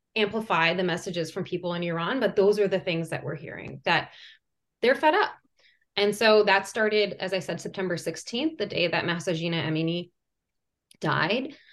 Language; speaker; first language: English; early bilingual, other home language; Persian